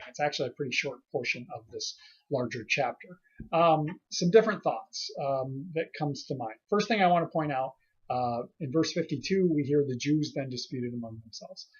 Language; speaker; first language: English; native; English